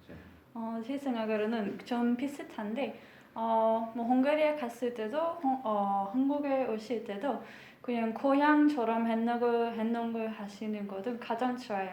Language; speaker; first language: Korean; non-native, fluent; Hungarian